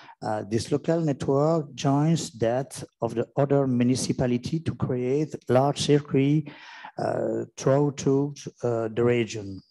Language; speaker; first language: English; non-native, learner; French